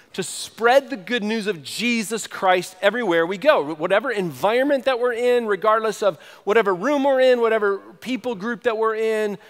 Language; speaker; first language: English; native; English